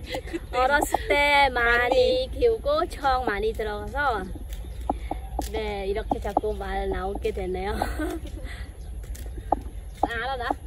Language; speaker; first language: Korean; non-native, fluent; Khmer